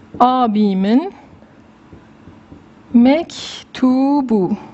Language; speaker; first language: Turkish; non-native, fluent; Persian